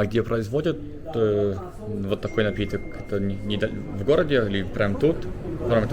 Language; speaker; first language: Russian; non-native, learner; English